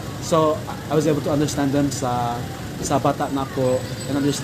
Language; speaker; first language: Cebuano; non-native, learner; English